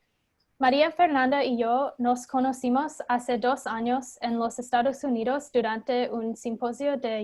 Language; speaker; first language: Spanish; non-native, fluent; English